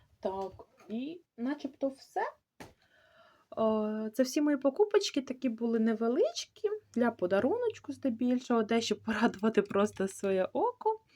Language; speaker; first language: Ukrainian; native; Ukrainian